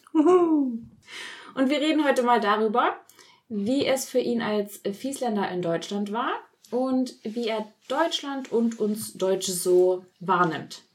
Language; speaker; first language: German; native; German